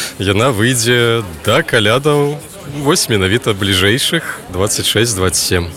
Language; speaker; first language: Belarusian; non-native, local second language; Russian